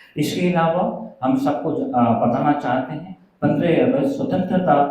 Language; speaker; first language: Hindi; non-native, local second language; Bangla